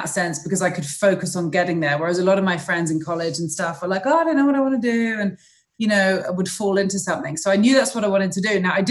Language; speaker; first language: English; native; English